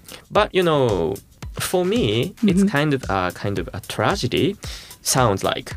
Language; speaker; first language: English; non-native, fluent; Japanese